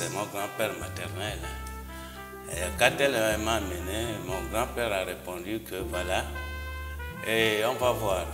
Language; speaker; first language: French; non-native, local second language; Igbo